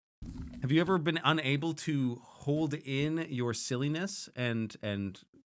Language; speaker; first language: English; native; English